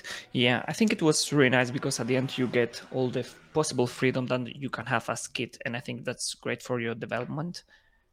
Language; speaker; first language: English; non-native, fluent; Spanish